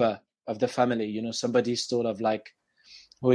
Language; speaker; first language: English; non-native, fluent; French